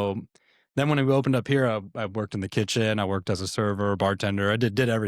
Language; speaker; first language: English; native; English